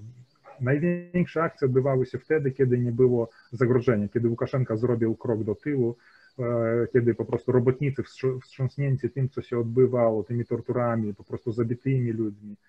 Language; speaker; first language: Polish; early bilingual, heritage; Polish